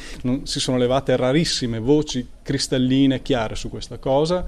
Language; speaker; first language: Italian; native; Italian